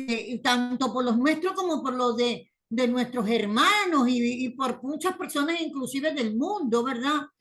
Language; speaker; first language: Spanish; native; Spanish